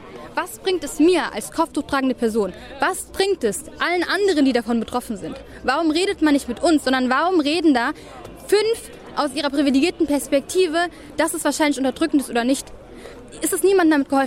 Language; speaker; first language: German; native; German